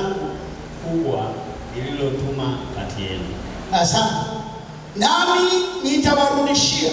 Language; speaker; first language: Swahili; native; Swahili